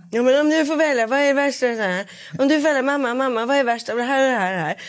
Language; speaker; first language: Swedish; native; Swedish